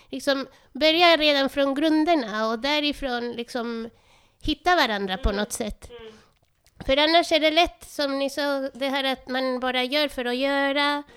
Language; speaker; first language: Swedish; non-native, fluent; Spanish